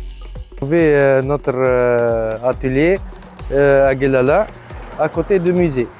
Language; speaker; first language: French; non-native, learner; Arabic